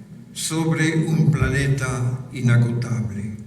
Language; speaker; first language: Spanish; non-native, fluent; French